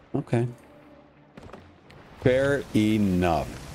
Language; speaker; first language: English; native; English